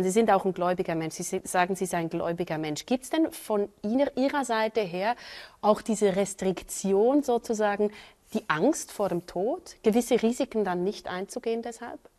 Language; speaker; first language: German; native; German